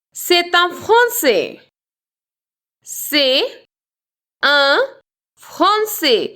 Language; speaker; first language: French; non-native, fluent; Hindi